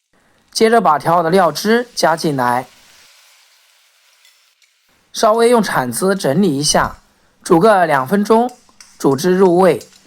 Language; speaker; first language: Chinese; native; Chinese